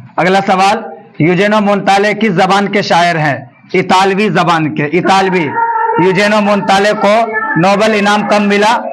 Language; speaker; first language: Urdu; native; Urdu